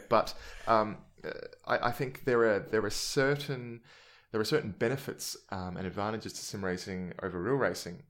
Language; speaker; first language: English; native; English